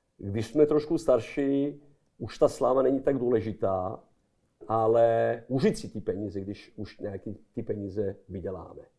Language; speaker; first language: Czech; non-native, fluent; Serbian